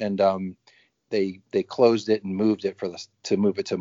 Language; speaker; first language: English; native; English